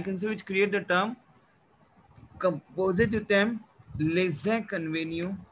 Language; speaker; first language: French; non-native, fluent; Hindi